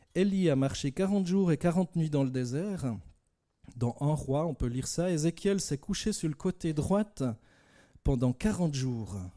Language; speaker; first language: French; native; French